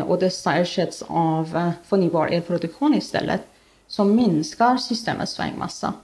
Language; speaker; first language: Swedish; non-native, fluent; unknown